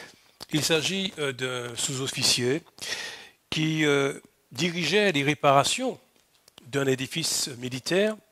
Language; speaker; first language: French; native; French